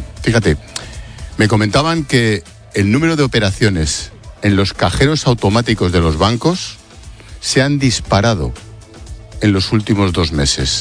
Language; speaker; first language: Spanish; native; Spanish